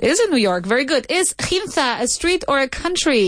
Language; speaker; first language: English; non-native, fluent; Spanish